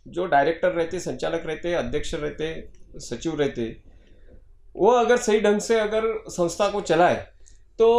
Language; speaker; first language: Hindi; non-native, local second language; Marathi